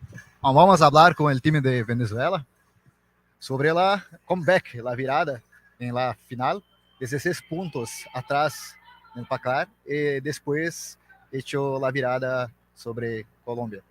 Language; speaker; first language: Spanish; non-native, learner; Portuguese